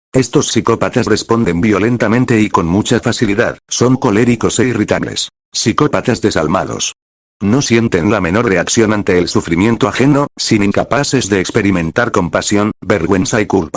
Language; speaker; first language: Spanish; native; Spanish